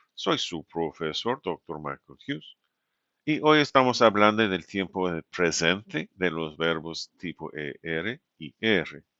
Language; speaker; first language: Spanish; non-native, fluent; English